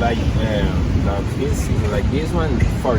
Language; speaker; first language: English; non-native, learner; Spanish